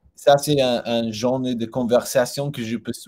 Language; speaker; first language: French; non-native, learner; English